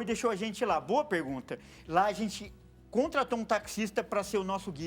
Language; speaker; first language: Portuguese; native; Portuguese